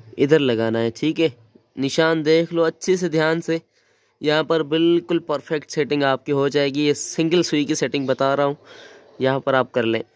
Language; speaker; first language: Urdu; non-native, local second language; Sindhi